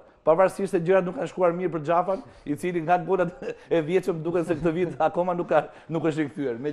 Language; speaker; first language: Albanian; native; Albanian